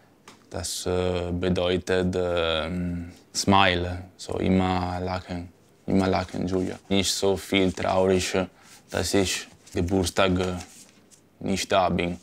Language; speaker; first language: German; non-native, learner; Italian